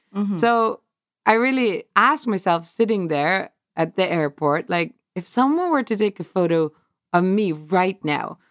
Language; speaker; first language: English; non-native, fluent; Swedish